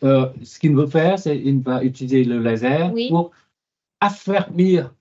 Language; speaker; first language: French; non-native, fluent; Vietnamese